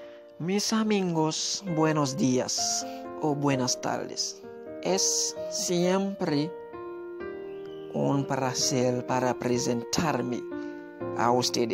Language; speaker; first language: Spanish; non-native, local second language; Haitian Creole